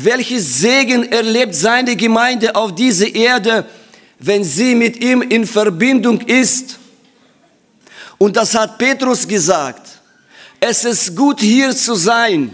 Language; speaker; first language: German; non-native, fluent; Russian